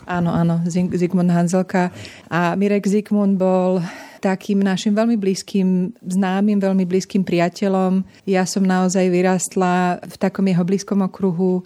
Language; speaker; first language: Slovak; native; Slovak